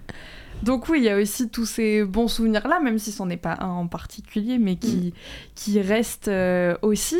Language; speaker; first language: French; native; French